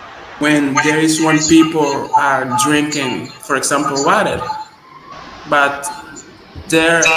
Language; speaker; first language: English; non-native, learner; Spanish